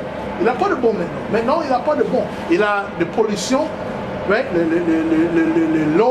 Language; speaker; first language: French; non-native, learner; English